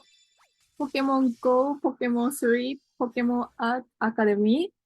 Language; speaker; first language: English; non-native, learner; Japanese